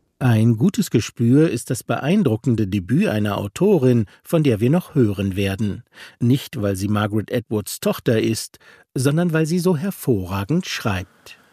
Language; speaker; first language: German; native; German